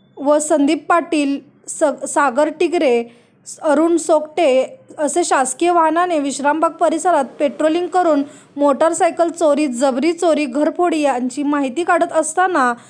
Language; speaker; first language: Marathi; native; Marathi